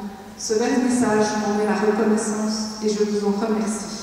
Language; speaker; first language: French; native; French